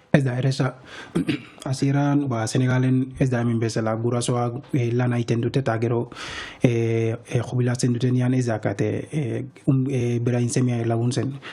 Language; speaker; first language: Basque; non-native, fluent; Wolof